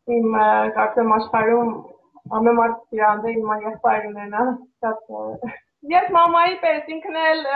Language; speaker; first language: Armenian; early bilingual, heritage; Armenian